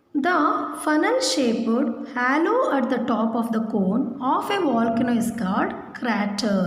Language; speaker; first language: English; non-native, local second language; Kannada